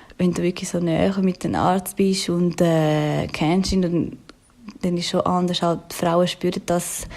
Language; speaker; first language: German; non-native, local second language; Italian